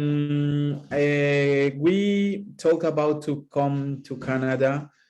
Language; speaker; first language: English; non-native, learner; Spanish